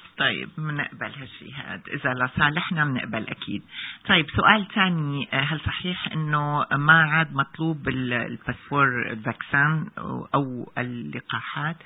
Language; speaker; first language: Arabic; native; Arabic